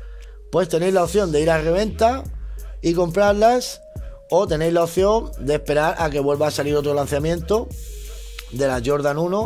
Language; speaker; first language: Spanish; native; Spanish